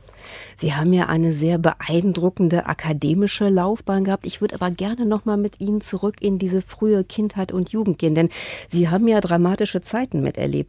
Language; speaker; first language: German; native; German